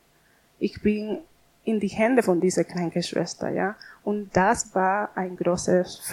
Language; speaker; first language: German; non-native, learner; Spanish